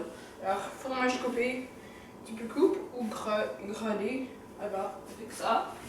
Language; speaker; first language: French; non-native, learner; English